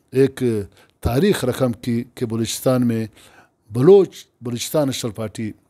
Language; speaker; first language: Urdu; non-native, local second language; Pashto